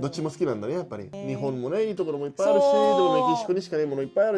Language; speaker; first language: Japanese; non-native, fluent; Spanish